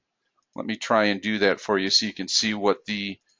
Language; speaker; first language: English; native; English